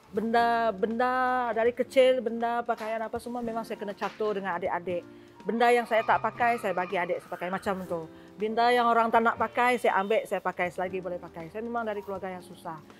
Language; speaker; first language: Malay; non-native, local second language; Iban